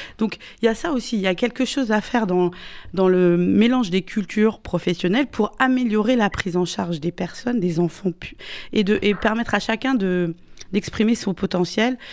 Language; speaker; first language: French; native; French